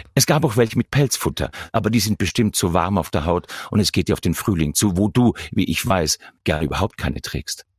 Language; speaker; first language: German; native; German